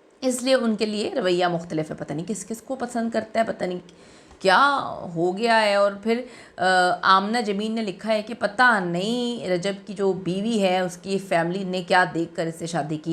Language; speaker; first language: Urdu; native; Urdu